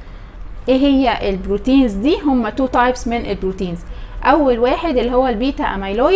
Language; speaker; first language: Arabic; native; Arabic